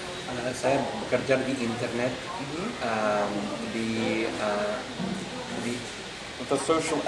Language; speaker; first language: Indonesian; non-native, learner; English